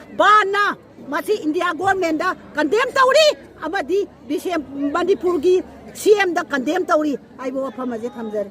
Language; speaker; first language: Manipuri; native; Manipuri